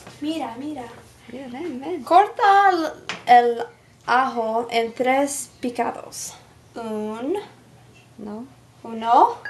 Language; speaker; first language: Spanish; non-native, learner; English